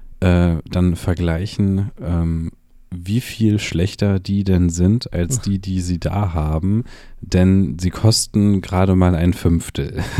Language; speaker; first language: German; native; German